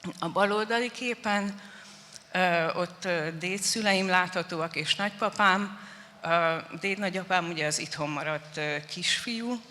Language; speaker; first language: Hungarian; native; Hungarian